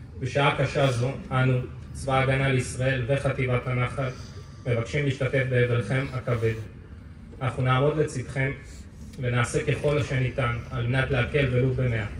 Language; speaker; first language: Hebrew; native; Hebrew